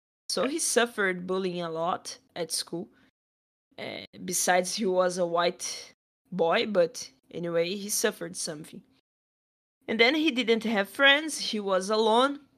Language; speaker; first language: English; non-native, fluent; Portuguese